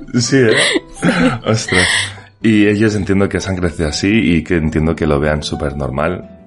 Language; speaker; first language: Spanish; native; Spanish